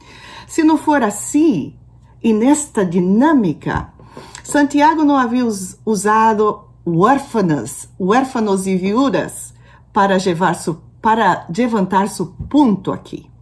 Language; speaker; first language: Spanish; non-native, learner; Portuguese